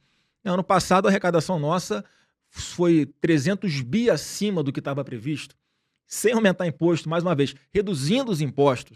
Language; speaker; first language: Portuguese; native; Portuguese